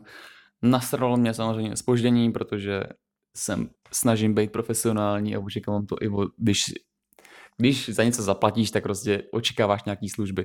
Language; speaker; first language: Czech; native; Czech